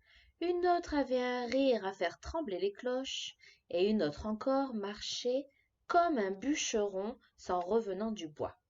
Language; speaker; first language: French; native; French